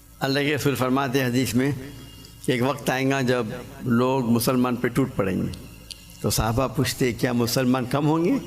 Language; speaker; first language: Urdu; non-native, local second language; English